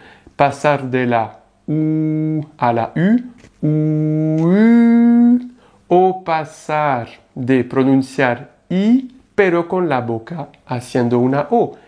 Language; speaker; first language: Spanish; non-native, fluent; French